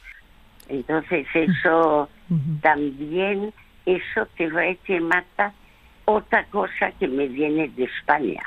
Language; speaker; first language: Spanish; early bilingual, other home language; French